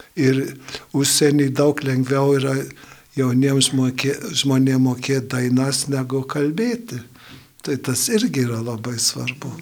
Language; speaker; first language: Lithuanian; early bilingual, heritage; Lithuanian